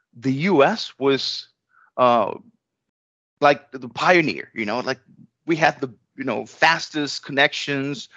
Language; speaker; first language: English; non-native, fluent; Spanish